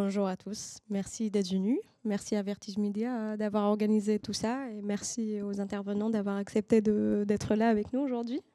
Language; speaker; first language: French; non-native, fluent; Arabic